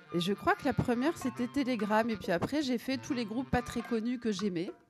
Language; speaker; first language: French; native; French